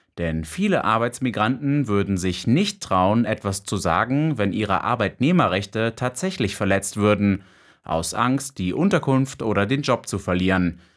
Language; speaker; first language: German; native; German